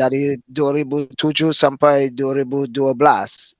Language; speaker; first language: Indonesian; non-native, fluent; English